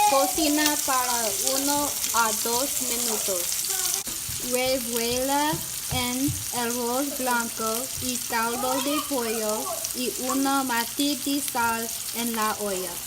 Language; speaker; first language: Spanish; non-native, learner; English